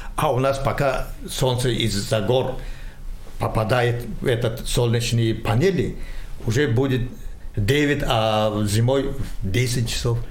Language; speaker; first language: Russian; non-native, local second language; Tajik